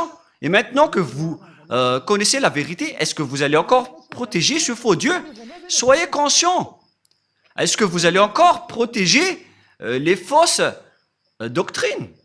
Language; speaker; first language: French; non-native, local second language; Malagasy